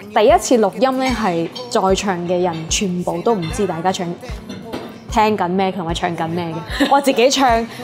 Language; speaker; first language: Cantonese; non-native, fluent; Chinese